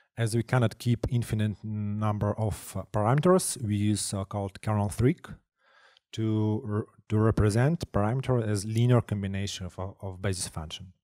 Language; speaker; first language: English; non-native, fluent; Russian